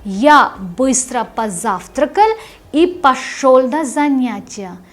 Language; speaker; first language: Russian; non-native, fluent; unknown